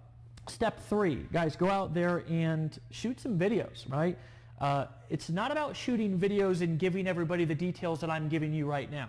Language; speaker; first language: English; native; English